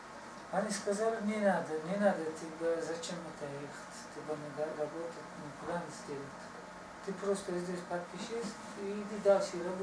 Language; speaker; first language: Russian; non-native, learner; Tajik